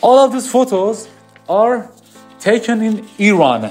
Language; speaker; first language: English; non-native, learner; Persian